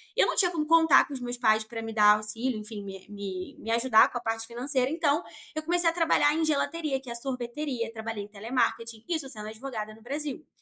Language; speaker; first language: Portuguese; native; Portuguese